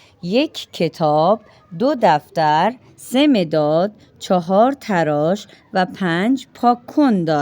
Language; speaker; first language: Persian; non-native, fluent; Urdu